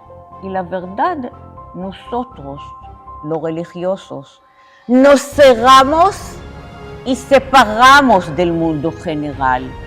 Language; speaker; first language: Spanish; non-native, fluent; Hebrew